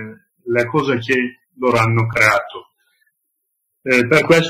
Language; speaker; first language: Italian; non-native, learner; Kurdish